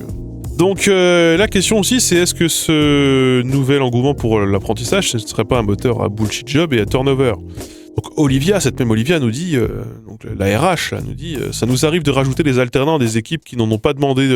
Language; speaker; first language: French; native; French